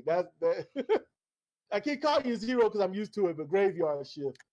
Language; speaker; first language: English; native; English